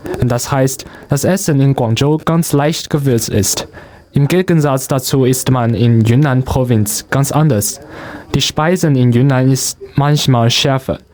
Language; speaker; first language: German; non-native, learner; Chinese